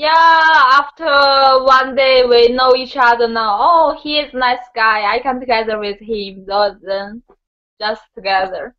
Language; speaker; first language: English; non-native, learner; Chinese